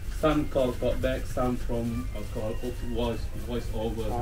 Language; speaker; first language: English; non-native, local second language; Malay